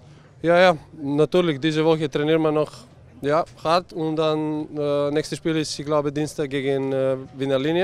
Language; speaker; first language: German; non-native, learner; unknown